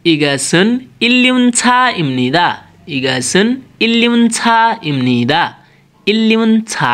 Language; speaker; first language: Korean; non-native, learner; Nepali